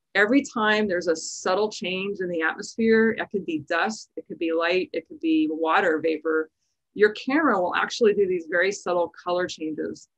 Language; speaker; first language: English; native; English